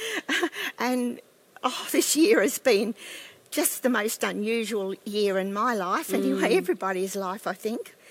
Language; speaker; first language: English; native; English